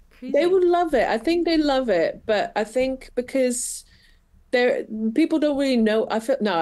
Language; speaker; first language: English; non-native, fluent; Portuguese